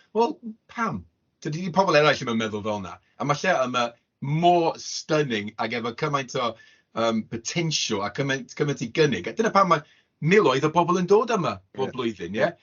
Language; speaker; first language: Welsh; non-native, fluent; English